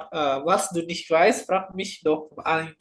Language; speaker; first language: German; non-native, fluent; Indonesian